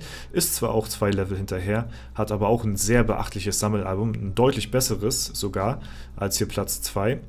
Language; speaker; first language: German; native; German